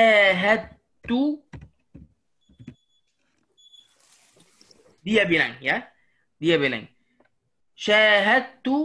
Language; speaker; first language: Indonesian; non-native, learner; Arabic